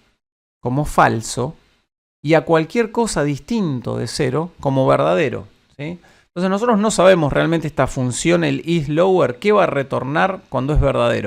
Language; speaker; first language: Spanish; native; Spanish